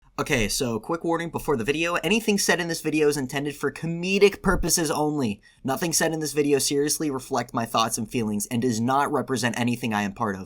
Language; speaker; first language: English; native; English